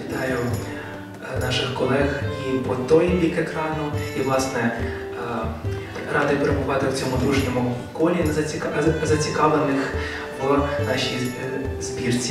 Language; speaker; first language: Ukrainian; native; Ukrainian